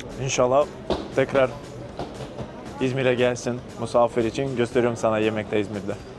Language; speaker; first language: Turkish; non-native, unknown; Bosnian